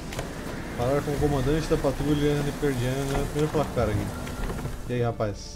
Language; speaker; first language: Portuguese; native; Portuguese